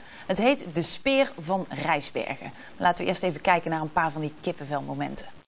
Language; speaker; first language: Dutch; native; Dutch